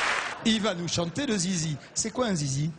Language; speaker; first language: French; native; French